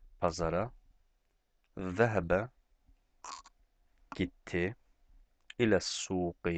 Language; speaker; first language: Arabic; non-native, fluent; Turkish